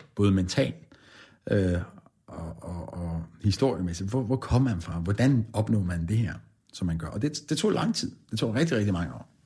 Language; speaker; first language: Danish; non-native, fluent; Persian